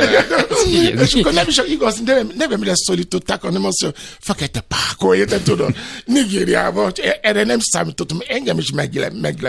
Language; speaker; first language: Hungarian; non-native, fluent; Yoruba